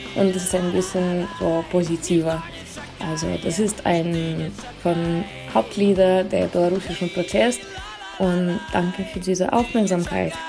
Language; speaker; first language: German; non-native, fluent; Russian